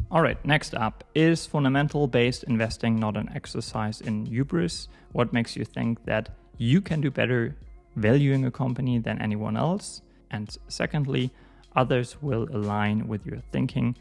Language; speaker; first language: English; non-native, fluent; German